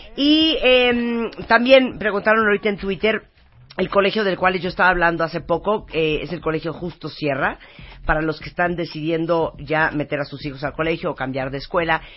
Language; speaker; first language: Spanish; native; Spanish